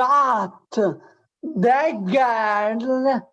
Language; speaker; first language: English; non-native, learner; Italian